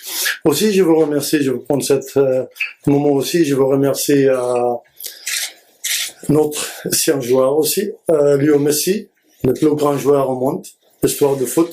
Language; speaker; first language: French; non-native, learner; Arabic